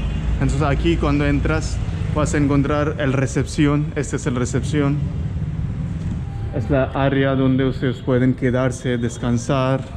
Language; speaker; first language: Spanish; non-native, learner; Hindi